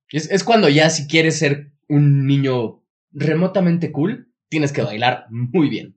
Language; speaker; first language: Spanish; native; Spanish